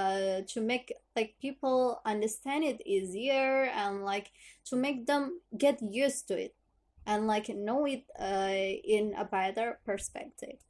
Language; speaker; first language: English; non-native, learner; Indonesian